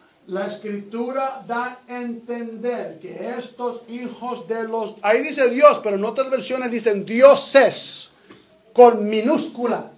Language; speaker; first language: Spanish; native; Spanish